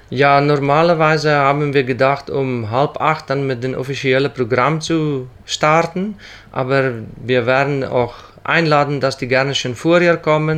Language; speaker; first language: German; non-native, local second language; Plautdietsch